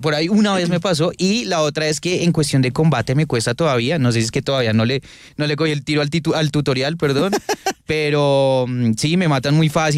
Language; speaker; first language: Spanish; native; Spanish